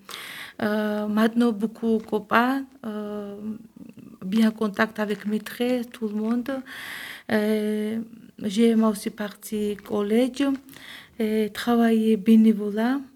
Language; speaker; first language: French; non-native, learner; Georgian